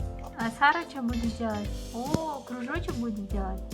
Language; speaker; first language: Russian; non-native, local second language; Kazakh